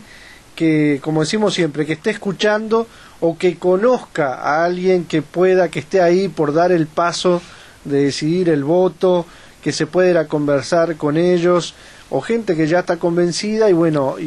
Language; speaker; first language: Spanish; native; Spanish